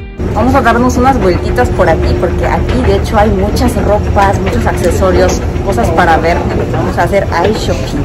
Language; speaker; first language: Spanish; non-native, fluent; Korean